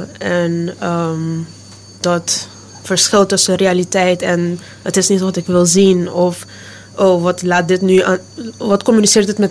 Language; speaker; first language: Dutch; non-native, local second language; Papiamento